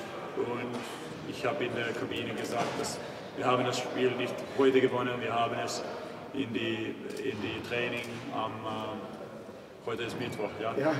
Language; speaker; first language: German; non-native, fluent; Finnish